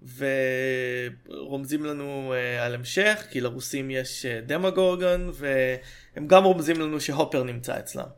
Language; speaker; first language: Hebrew; native; Hebrew